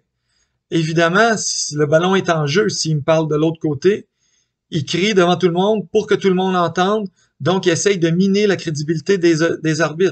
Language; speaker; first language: French; native; French